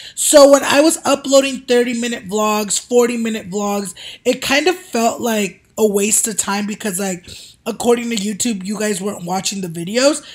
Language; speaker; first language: English; early bilingual, other home language; Spanish